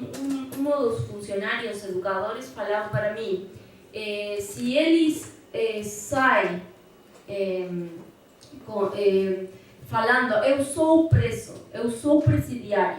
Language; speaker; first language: Portuguese; non-native, fluent; Spanish